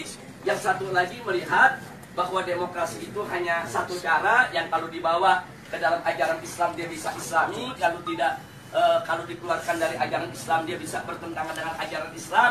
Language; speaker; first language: Indonesian; native; Indonesian